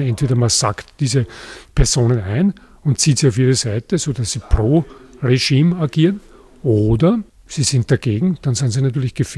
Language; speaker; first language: German; native; German